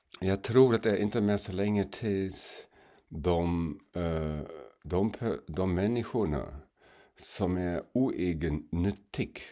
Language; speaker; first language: Swedish; non-native, fluent; German